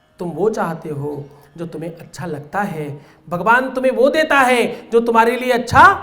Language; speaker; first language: Hindi; native; Hindi